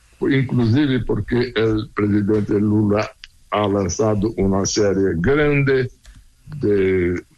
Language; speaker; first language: Spanish; non-native, learner; Portuguese